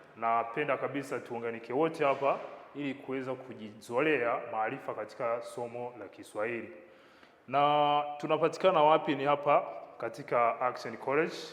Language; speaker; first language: Swahili; non-native, local second language; Kinyarwanda